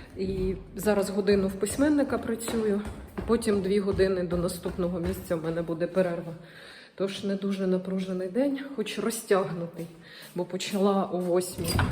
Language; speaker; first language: Ukrainian; non-native, local second language; Russian